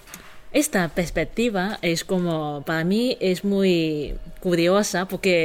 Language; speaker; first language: Spanish; non-native, fluent; Chinese